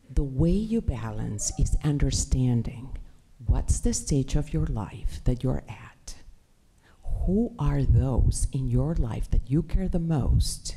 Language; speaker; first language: English; non-native, fluent; Spanish